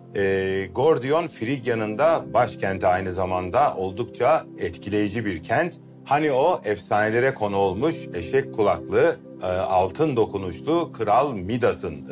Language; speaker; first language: Turkish; native; Turkish